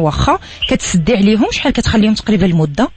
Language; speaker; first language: Arabic; native; Arabic